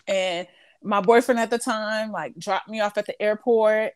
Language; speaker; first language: English; native; English